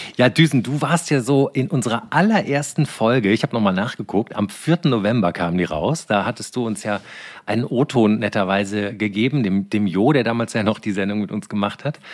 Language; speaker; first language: German; native; German